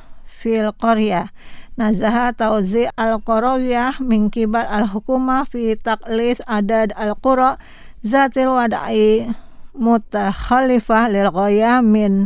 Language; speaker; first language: Arabic; non-native, fluent; Indonesian